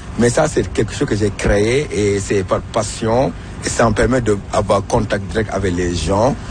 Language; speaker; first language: French; non-native, local second language; Wolof